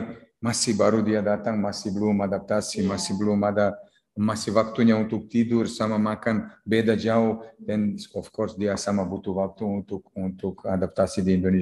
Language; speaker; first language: Indonesian; non-native, fluent; Serbian